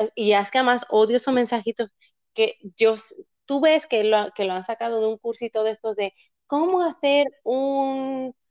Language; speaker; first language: Spanish; native; Spanish